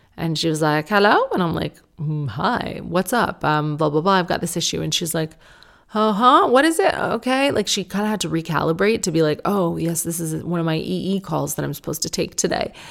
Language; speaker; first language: English; native; English